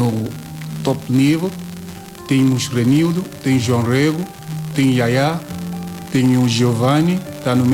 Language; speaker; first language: Portuguese; non-native, learner; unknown